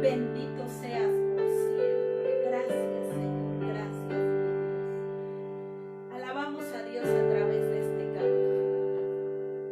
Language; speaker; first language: Spanish; native; Spanish